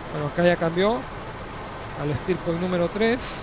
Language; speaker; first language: Spanish; native; Spanish